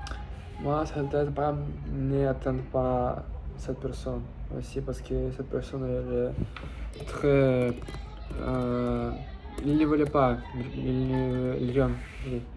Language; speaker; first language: French; non-native, learner; Russian